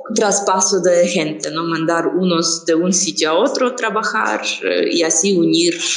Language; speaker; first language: Spanish; non-native, fluent; Ukrainian